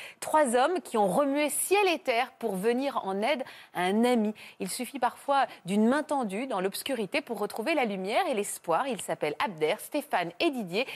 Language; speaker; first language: French; native; French